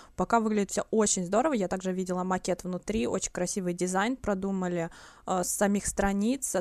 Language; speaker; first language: Russian; native; Russian